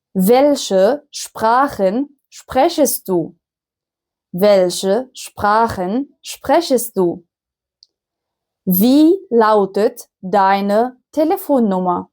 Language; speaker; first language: German; non-native, fluent; Arabic